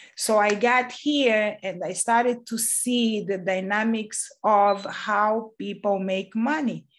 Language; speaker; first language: English; non-native, fluent; Portuguese